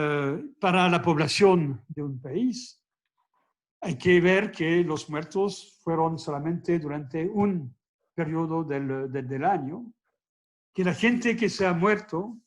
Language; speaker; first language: Spanish; non-native, fluent; French